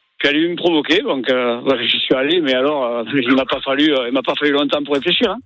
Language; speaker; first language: French; native; French